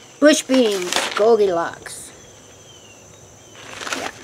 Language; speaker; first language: English; native; English